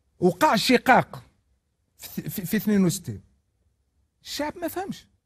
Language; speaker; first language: Arabic; non-native, local second language; Kabyle